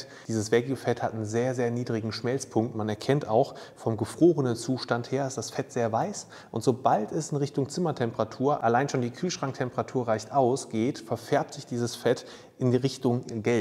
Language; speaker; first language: German; native; German